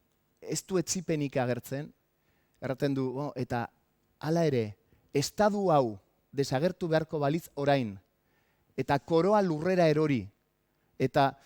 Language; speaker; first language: Basque; native; Basque